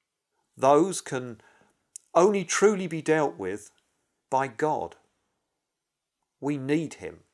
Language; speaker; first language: English; native; English